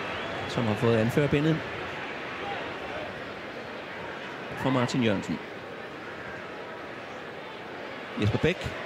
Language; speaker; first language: Danish; native; Danish